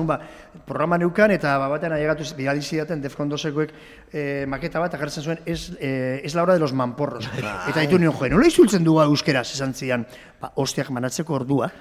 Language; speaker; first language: Basque; non-native, local second language; Spanish